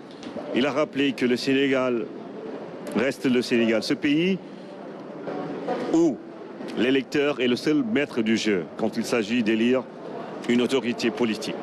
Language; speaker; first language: French; non-native, local second language; Wolof